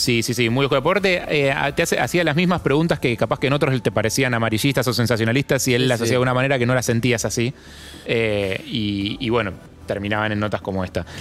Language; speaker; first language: Spanish; native; Spanish